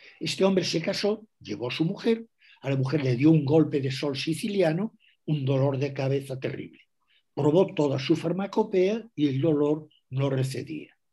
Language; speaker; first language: Spanish; non-native, local second language; Galician